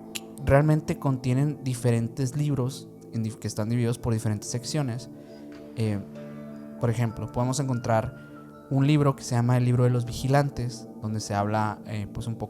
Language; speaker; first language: Spanish; native; Spanish